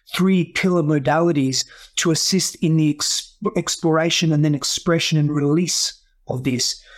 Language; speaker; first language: English; non-native, local second language; Greek